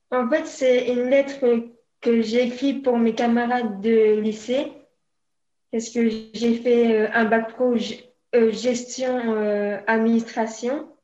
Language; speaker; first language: French; native; French